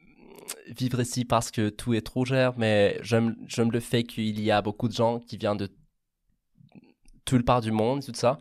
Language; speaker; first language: French; non-native, fluent; Catalan